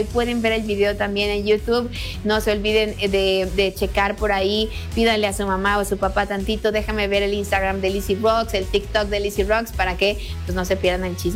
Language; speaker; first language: Spanish; native; Spanish